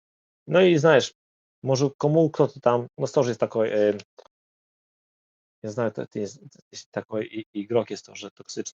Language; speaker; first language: Russian; non-native, learner; Polish